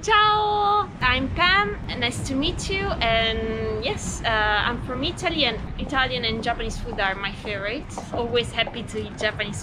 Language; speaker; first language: English; non-native, fluent; Italian